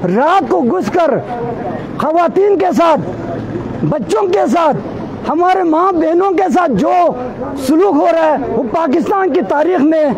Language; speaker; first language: Urdu; non-native, local second language; Balti